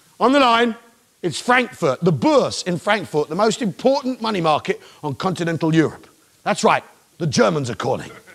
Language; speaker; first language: English; native; English